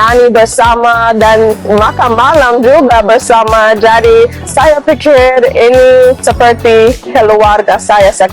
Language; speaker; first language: Indonesian; non-native, learner; English